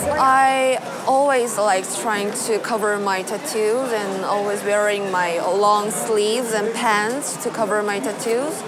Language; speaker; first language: English; non-native, fluent; Korean